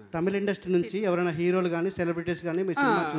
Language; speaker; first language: Telugu; native; Telugu